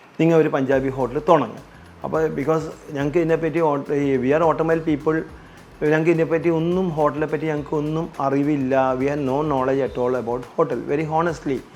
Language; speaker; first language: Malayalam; non-native, local second language; Punjabi